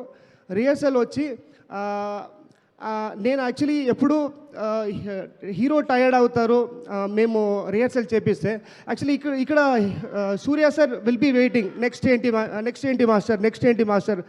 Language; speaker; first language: Telugu; non-native, learner; Kannada